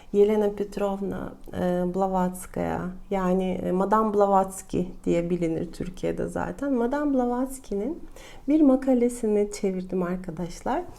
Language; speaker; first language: Turkish; non-native, fluent; Russian